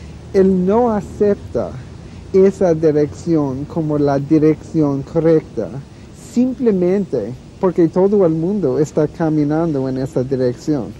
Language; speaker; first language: Spanish; non-native, fluent; English